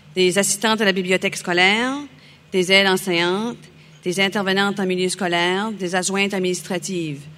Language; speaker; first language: French; native; French